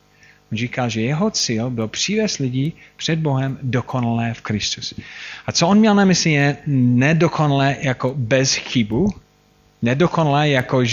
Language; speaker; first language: Czech; non-native, fluent; English